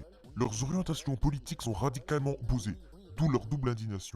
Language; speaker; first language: French; native; French